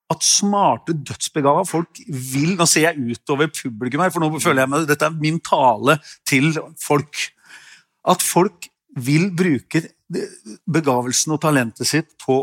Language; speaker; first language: Norwegian; native; Norwegian